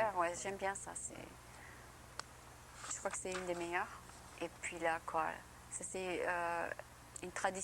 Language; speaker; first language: French; native; French